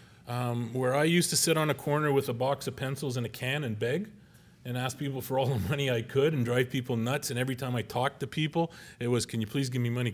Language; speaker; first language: English; native; English